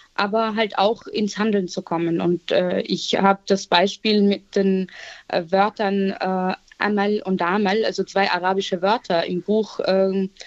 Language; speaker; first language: German; native; German